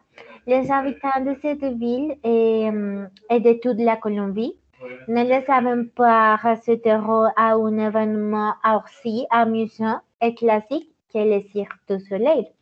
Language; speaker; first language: French; non-native, learner; Spanish